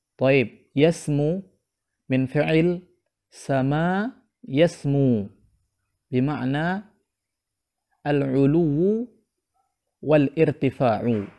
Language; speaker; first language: Arabic; non-native, fluent; Indonesian